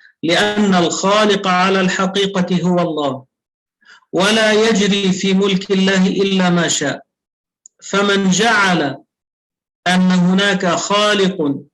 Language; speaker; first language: Arabic; native; Arabic